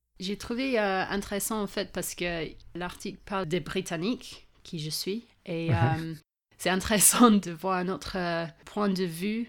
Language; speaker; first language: French; non-native, fluent; English